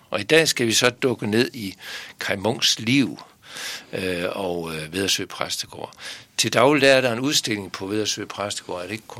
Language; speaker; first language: Danish; native; Danish